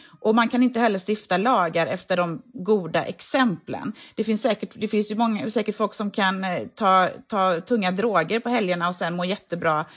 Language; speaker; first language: Swedish; native; Swedish